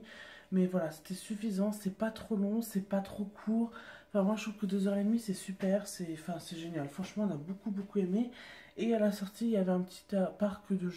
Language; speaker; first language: French; native; French